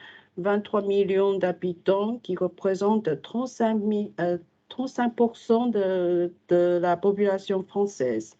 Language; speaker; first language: French; non-native, fluent; Chinese